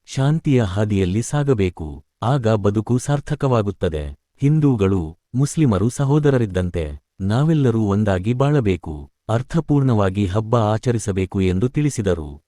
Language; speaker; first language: Kannada; native; Kannada